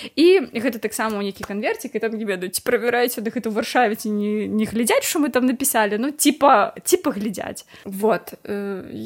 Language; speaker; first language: Belarusian; non-native, local second language; Russian